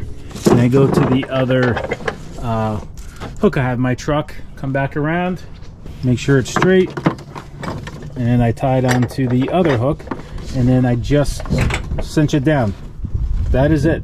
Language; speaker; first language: English; native; English